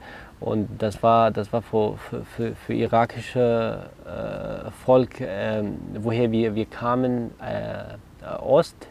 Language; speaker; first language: German; non-native, learner; Kurdish